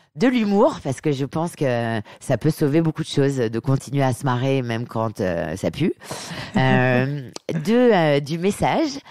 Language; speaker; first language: French; native; French